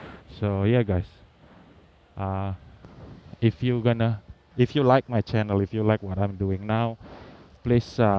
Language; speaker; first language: English; non-native, learner; Indonesian